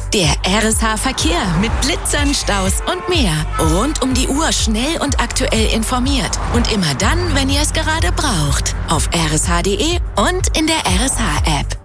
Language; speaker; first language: German; native; German